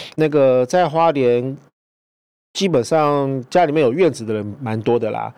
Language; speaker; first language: Chinese; native; Chinese